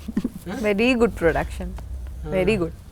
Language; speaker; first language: Telugu; non-native, learner; Bangla